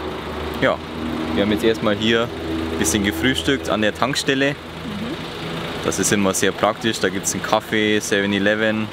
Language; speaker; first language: German; native; German